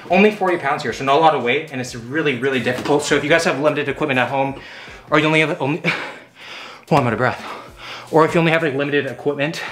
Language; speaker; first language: English; native; English